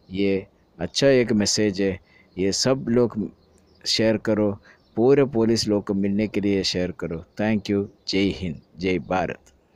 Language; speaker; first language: Hindi; non-native, local second language; Malayalam